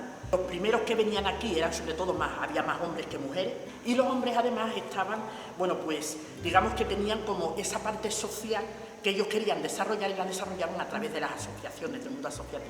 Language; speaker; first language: Spanish; early bilingual, other home language; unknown